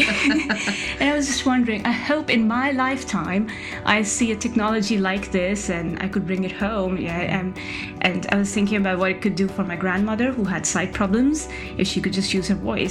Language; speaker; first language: English; non-native, local second language; Hindi